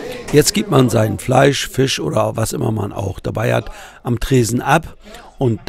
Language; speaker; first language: German; native; German